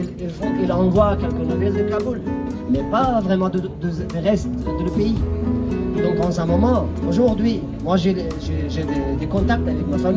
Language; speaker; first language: French; non-native, fluent; Persian